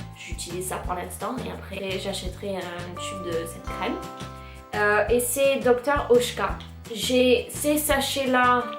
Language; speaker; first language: French; non-native, fluent; English